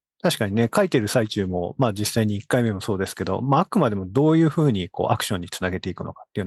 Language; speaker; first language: Japanese; native; Japanese